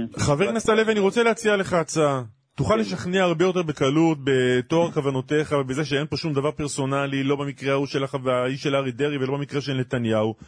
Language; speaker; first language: Hebrew; native; Hebrew